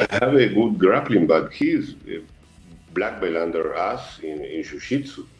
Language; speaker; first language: English; non-native, learner; Spanish